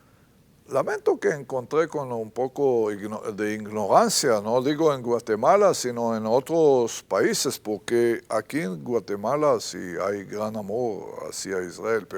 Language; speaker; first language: Spanish; non-native, fluent; Hebrew